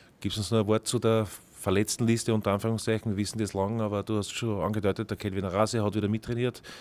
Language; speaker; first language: German; native; German